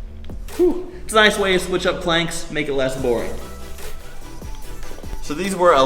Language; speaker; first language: English; native; English